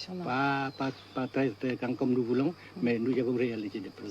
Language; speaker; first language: French; non-native, local second language; Vietnamese